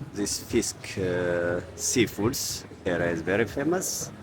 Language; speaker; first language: English; non-native, learner; Amharic